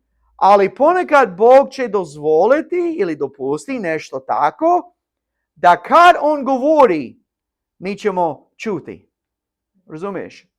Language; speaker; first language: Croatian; non-native, learner; English